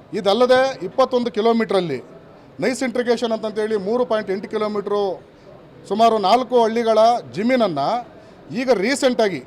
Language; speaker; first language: Kannada; native; Kannada